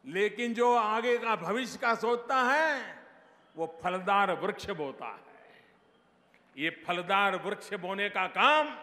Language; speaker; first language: Hindi; non-native, local second language; Gujarati